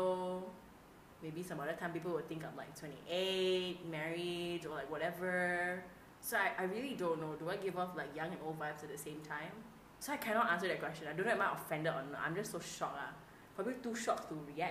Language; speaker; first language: English; non-native, local second language; Chinese